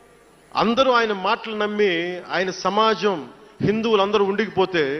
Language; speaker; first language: Telugu; native; Telugu